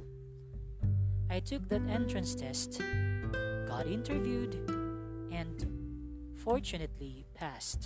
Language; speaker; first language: English; non-native, local second language; Cebuano